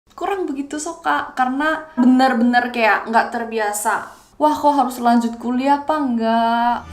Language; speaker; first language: Indonesian; non-native, fluent; Korean